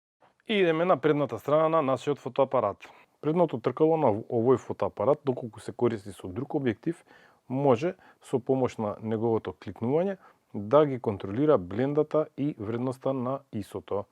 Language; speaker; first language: Macedonian; native; Macedonian